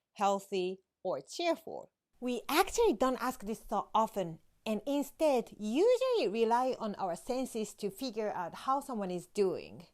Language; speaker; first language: English; non-native, fluent; Japanese